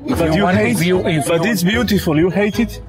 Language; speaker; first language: English; non-native, learner; Georgian